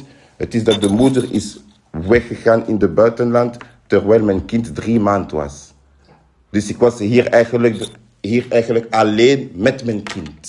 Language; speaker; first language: Dutch; non-native, fluent; French